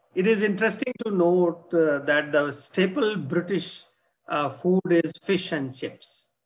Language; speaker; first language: English; non-native, local second language; Hindi